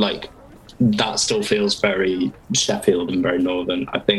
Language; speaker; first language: English; native; English